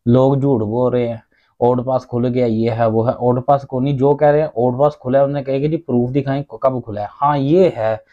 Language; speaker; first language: Urdu; non-native, local second language; Punjabi